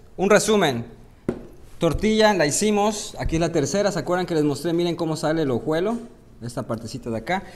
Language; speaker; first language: Spanish; early bilingual, heritage; Spanish